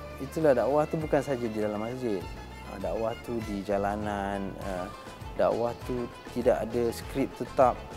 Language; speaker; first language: Malay; native; Malay